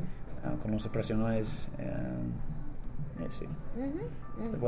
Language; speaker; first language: Spanish; non-native, learner; English